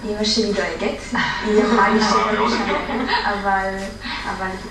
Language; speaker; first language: Hebrew; early bilingual, heritage; Hebrew